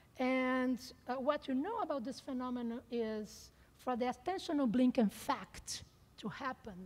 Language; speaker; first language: English; non-native, fluent; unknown